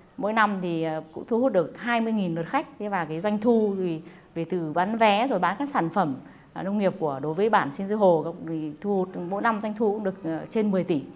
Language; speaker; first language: Vietnamese; non-native, local second language; Hmong